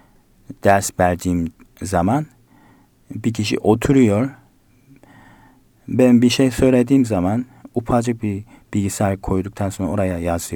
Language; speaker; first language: Turkish; non-native, learner; Korean